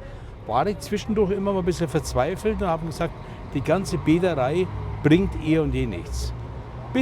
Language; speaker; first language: German; native; German